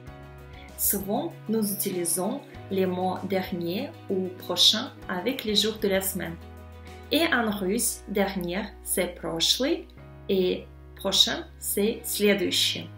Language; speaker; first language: French; non-native, fluent; Russian